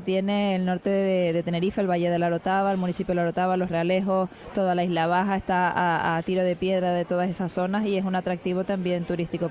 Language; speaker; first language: Spanish; native; Spanish